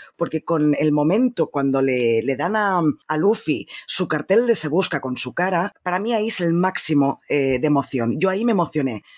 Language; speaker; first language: Spanish; native; Spanish